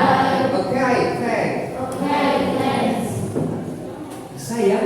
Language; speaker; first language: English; non-native, fluent; Indonesian